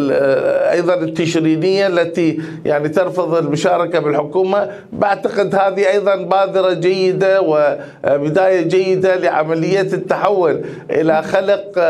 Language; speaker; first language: Arabic; native; Arabic